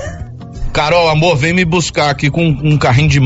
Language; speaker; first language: Portuguese; native; Portuguese